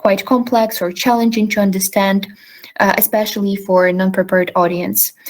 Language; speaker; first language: English; non-native, fluent; Ukrainian